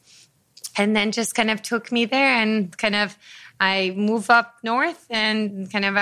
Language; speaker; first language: English; non-native, fluent; Persian